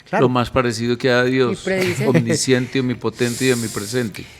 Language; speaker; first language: Spanish; native; Spanish